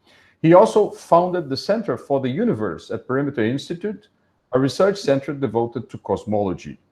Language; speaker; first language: English; non-native, fluent; Portuguese